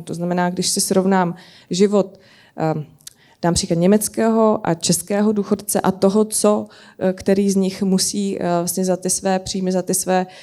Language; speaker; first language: Czech; native; Czech